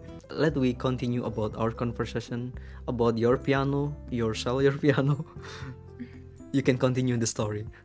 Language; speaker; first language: English; non-native, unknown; Indonesian